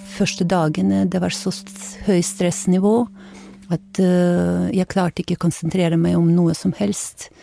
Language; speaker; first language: Norwegian; non-native, fluent; Ukrainian